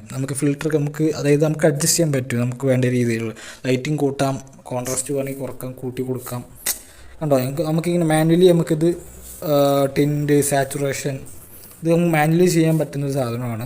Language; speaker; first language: Malayalam; native; Malayalam